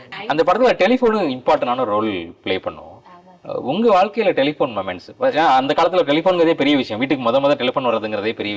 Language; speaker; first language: Tamil; native; Tamil